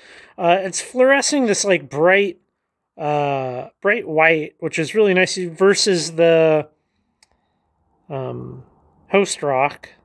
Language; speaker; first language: English; native; English